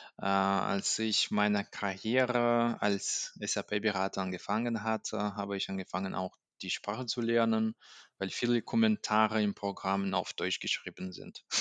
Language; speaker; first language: German; non-native, fluent; Russian